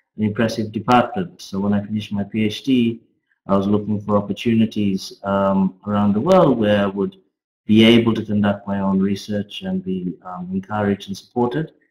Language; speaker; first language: English; native; English